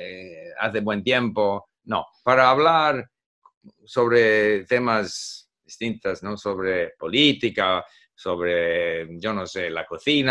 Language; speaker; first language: Spanish; non-native, fluent; English